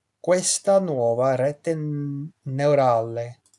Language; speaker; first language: Italian; non-native, learner; English